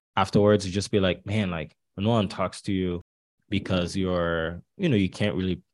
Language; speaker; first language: English; early bilingual, other home language; Haitian Creole